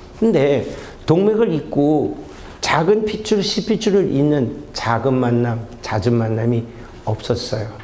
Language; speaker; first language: Korean; native; Korean